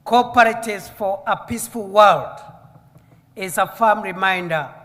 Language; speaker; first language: English; non-native, local second language; Swahili